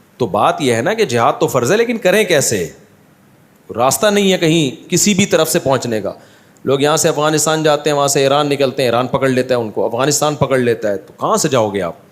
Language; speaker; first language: Urdu; native; Urdu